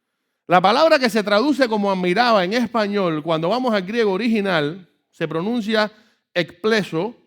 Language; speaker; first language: Spanish; native; Spanish